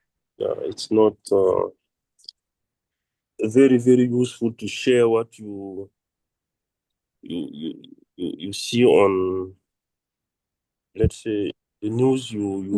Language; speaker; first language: English; non-native, fluent; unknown